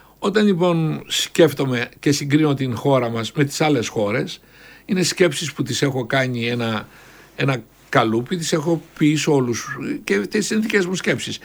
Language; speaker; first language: Greek; native; Greek